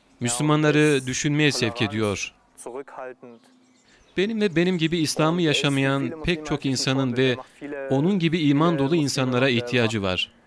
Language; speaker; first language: Turkish; non-native, fluent; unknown